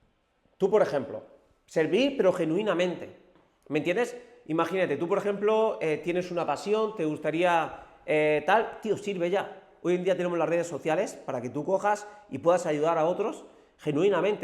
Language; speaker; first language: Spanish; native; Spanish